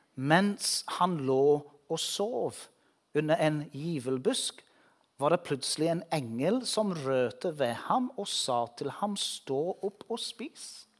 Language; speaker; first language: Norwegian; non-native, fluent; English